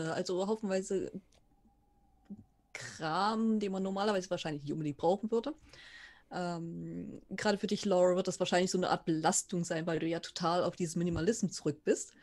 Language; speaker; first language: German; native; German